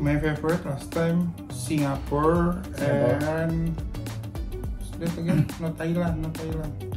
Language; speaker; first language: English; non-native, learner; Indonesian